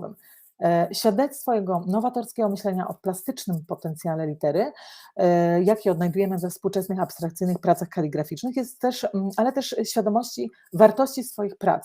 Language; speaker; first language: Polish; native; Polish